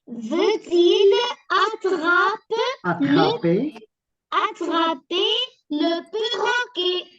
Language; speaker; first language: French; non-native, learner; Arabic